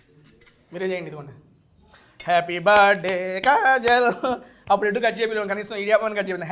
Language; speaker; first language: Telugu; native; Telugu